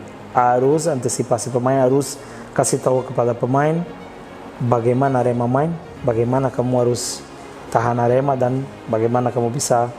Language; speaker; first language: Indonesian; non-native, fluent; Portuguese